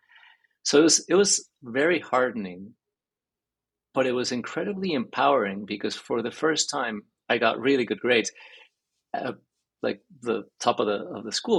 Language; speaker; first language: English; early bilingual, other home language; Spanish